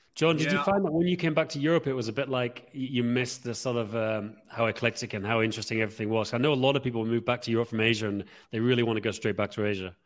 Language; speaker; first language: English; native; English